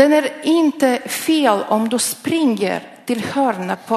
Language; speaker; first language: Swedish; non-native, learner; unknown